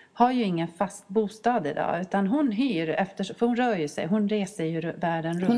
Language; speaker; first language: Swedish; native; Swedish